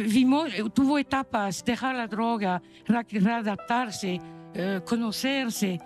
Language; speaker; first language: Spanish; non-native, fluent; French